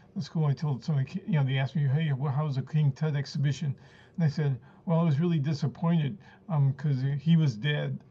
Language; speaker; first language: English; early bilingual, other home language; Spanish